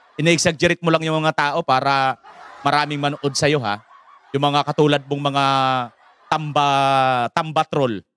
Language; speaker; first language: Filipino; native; Filipino